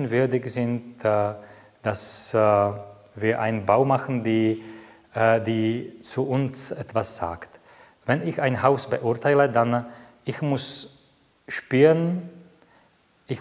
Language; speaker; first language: German; non-native, fluent; Czech